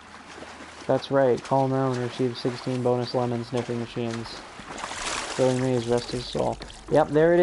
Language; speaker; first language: English; native; English